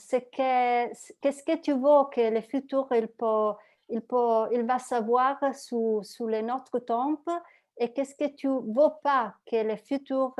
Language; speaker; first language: French; non-native, learner; Italian